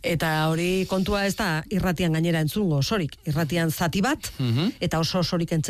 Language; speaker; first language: Basque; native; Basque